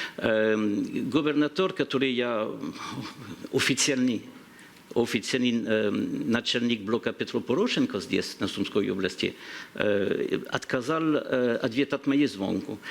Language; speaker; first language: Russian; non-native, learner; French